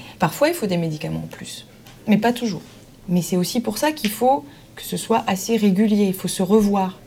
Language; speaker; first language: French; native; French